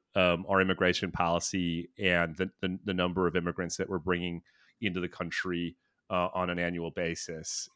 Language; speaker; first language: English; native; English